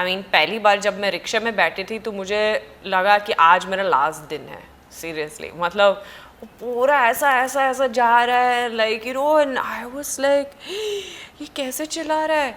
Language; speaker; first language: Hindi; non-native, fluent; Swedish